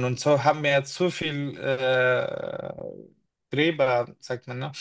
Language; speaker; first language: German; non-native, fluent; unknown